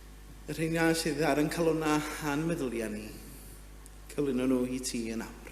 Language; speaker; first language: Welsh; native; Welsh